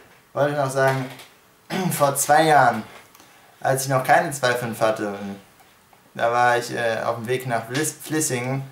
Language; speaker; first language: German; native; German